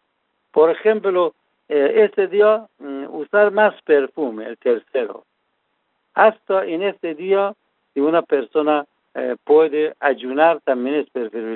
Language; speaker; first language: Spanish; non-native, fluent; Persian